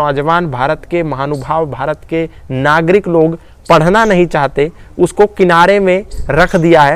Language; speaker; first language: Hindi; native; Hindi